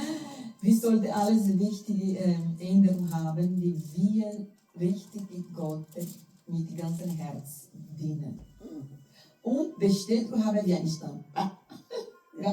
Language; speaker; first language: German; non-native, learner; Portuguese